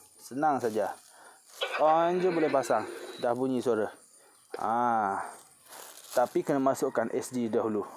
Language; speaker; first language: Malay; native; Malay